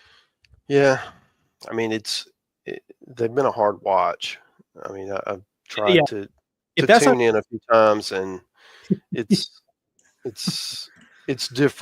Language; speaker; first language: English; native; English